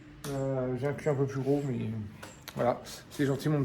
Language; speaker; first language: French; native; French